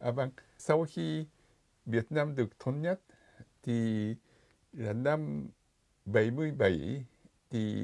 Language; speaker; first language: Vietnamese; non-native, fluent; Japanese